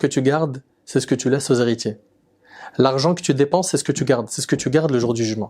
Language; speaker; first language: French; native; French